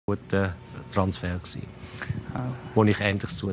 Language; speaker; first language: German; native; German